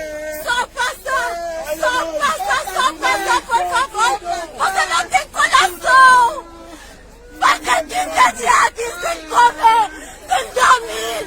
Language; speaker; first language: Portuguese; non-native, learner; Haitian Creole